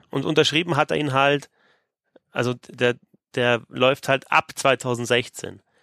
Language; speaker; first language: German; native; German